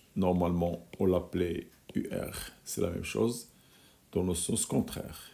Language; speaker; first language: French; non-native, local second language; Arabic